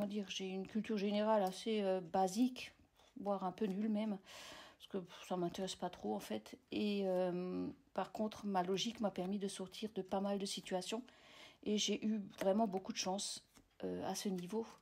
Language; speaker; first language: French; native; French